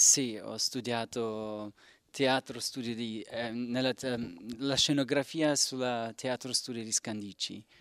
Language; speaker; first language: Italian; non-native, learner; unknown